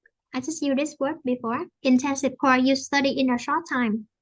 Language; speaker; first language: English; non-native, fluent; Vietnamese